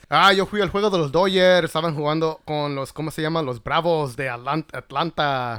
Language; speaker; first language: Spanish; early bilingual, heritage; Spanish